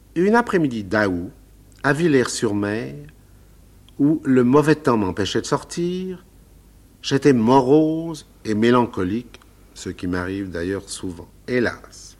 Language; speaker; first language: French; native; French